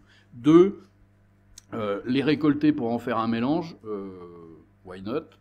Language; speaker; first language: French; native; French